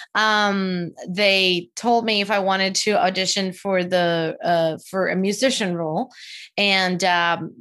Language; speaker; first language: English; non-native, fluent; Spanish